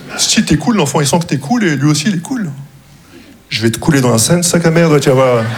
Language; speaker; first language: French; non-native, local second language; Arabic